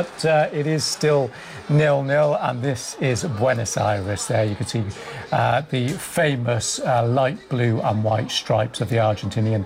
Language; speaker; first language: English; native; English